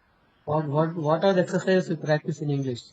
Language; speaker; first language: English; non-native, local second language; Telugu